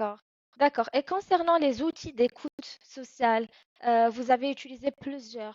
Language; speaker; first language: French; non-native, fluent; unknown